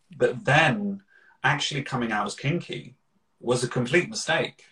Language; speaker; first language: English; native; English